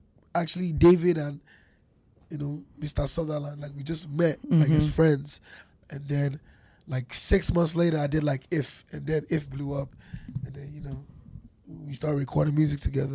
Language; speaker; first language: English; non-native, local second language; Yoruba